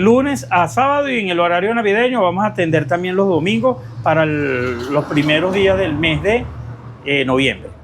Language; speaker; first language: Spanish; native; Spanish